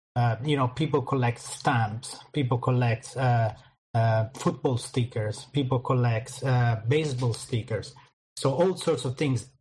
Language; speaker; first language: English; non-native, fluent; Italian